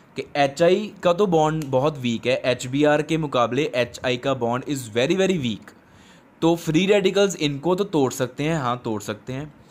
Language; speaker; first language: Hindi; non-native, local second language; Punjabi